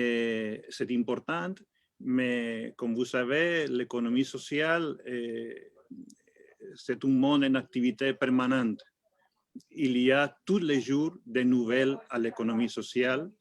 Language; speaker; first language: French; non-native, fluent; Spanish